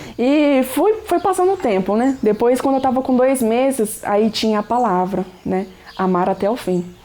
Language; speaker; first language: Portuguese; native; Portuguese